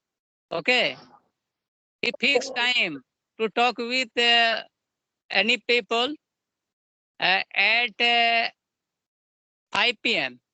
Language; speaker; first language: English; non-native, learner; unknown